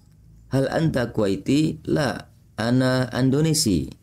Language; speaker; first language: Arabic; non-native, fluent; Indonesian